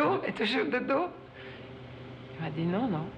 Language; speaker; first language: French; non-native, fluent; Italian